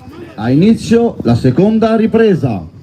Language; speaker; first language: Italian; native; Italian